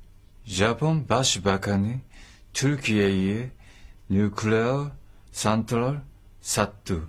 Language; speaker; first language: Turkish; non-native, learner; Japanese